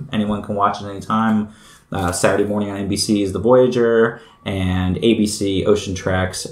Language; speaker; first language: English; native; English